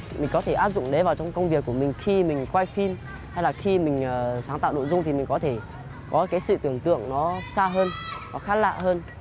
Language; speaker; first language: Vietnamese; non-native, local second language; Hmong